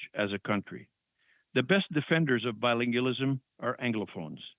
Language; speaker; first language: English; non-native, fluent; French